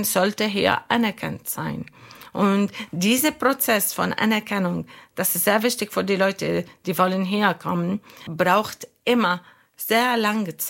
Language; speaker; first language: German; non-native, local second language; Arabic